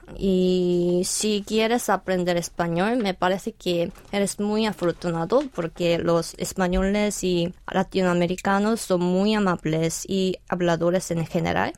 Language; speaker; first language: Spanish; non-native, fluent; Korean